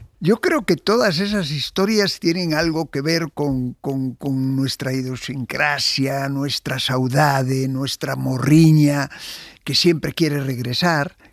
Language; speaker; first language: Spanish; native; Spanish